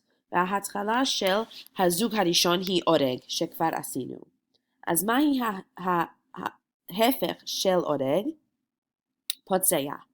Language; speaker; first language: Hebrew; non-native, fluent; English